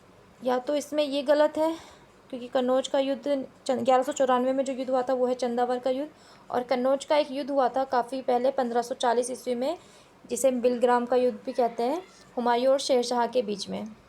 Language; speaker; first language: Hindi; native; Hindi